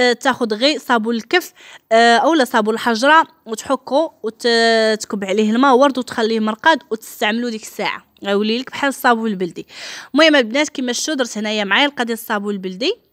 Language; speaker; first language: Arabic; native; Arabic